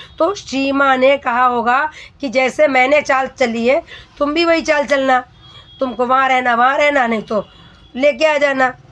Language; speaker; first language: Hindi; native; Hindi